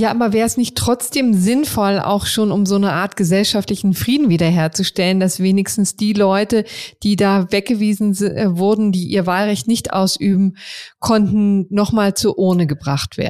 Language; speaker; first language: German; native; German